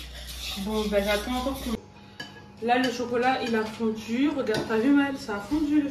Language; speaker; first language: French; native; French